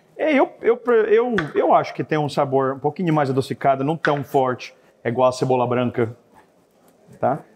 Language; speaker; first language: Portuguese; non-native, fluent; French